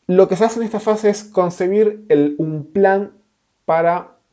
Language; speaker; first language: Spanish; native; Spanish